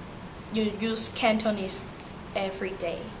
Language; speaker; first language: English; early bilingual, other home language; Turkish